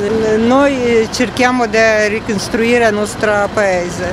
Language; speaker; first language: Italian; non-native, learner; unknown